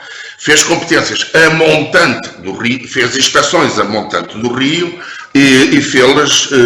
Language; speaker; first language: Portuguese; native; Portuguese